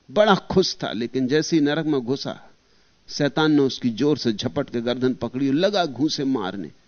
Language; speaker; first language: Hindi; native; Hindi